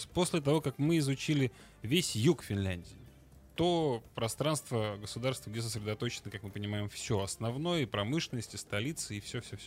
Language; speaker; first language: Russian; native; Russian